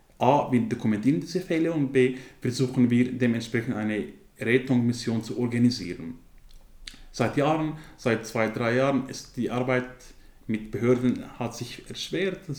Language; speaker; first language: German; non-native, fluent; Kurdish